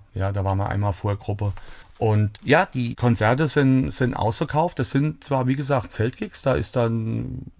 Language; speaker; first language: German; native; German